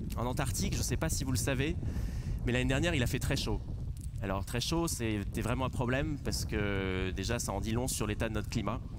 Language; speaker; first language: French; native; French